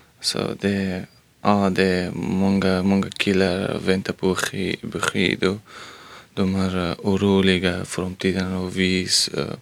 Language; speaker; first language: Swedish; non-native, learner; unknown